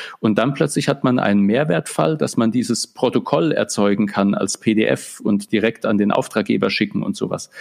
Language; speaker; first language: German; native; German